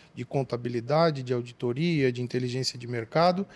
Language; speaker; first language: Portuguese; native; Portuguese